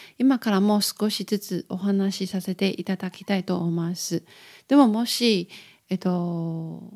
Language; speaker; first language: Japanese; non-native, learner; Chinese